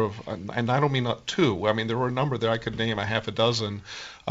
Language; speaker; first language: English; native; English